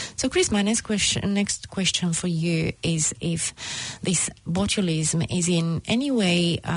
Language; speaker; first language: English; non-native, fluent; Romanian